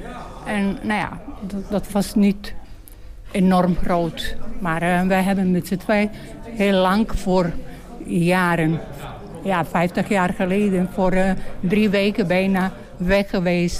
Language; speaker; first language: Dutch; non-native, learner; Bosnian